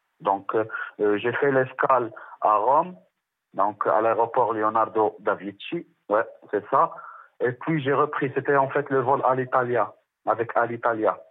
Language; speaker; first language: French; non-native, local second language; Arabic